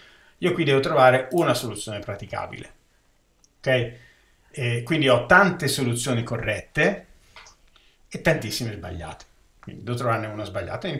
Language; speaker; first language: Italian; native; Italian